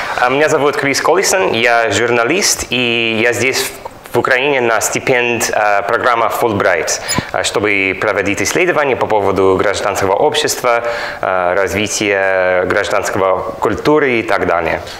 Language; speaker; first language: Russian; non-native, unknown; English